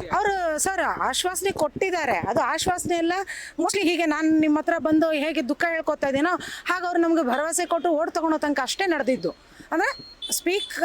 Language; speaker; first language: Kannada; native; Kannada